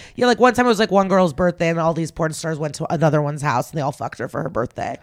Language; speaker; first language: English; early bilingual, other home language; Russian